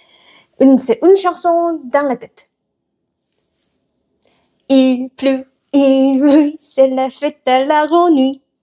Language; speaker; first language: French; non-native, learner; Korean